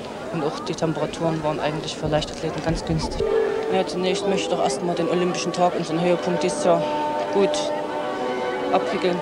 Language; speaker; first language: German; native; German